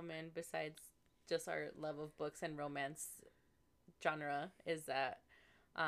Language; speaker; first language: English; native; English